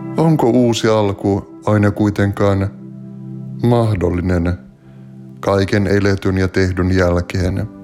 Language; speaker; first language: Finnish; native; Finnish